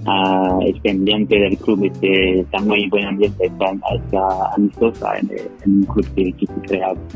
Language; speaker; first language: Spanish; non-native, fluent; French